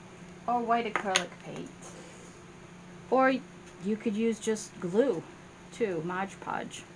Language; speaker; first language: English; native; English